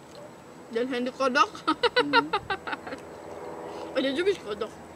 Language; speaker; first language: German; non-native, learner; Indonesian